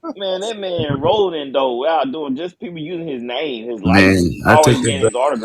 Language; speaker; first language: English; native; English